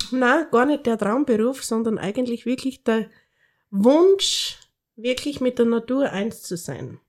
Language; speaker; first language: German; native; German